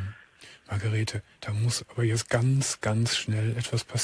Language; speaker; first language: German; native; German